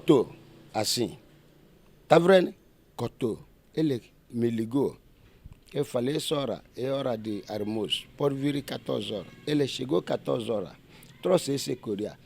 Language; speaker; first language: Portuguese; non-native, learner; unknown